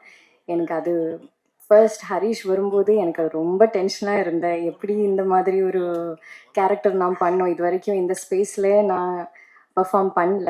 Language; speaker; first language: Tamil; non-native, learner; Malayalam